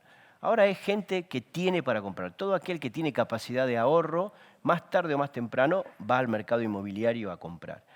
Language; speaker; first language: Spanish; native; Spanish